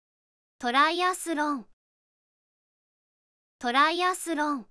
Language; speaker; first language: Japanese; native; Japanese